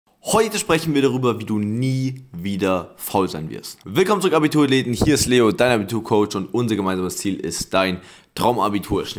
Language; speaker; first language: German; native; German